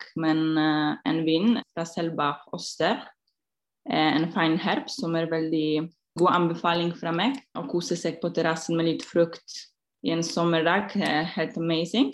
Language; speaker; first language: Norwegian; non-native, fluent; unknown